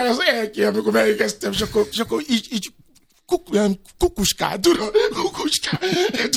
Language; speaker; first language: Hungarian; non-native, fluent; Yoruba